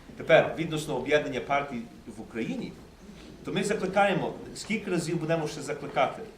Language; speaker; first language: Ukrainian; early bilingual, heritage; Ukrainian